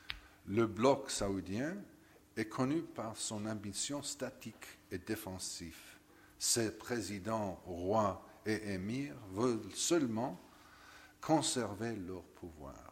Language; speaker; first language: French; non-native, fluent; English